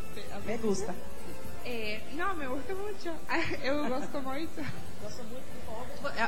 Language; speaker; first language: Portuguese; non-native, learner; Spanish